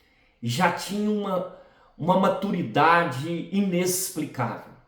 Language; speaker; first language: Portuguese; native; Portuguese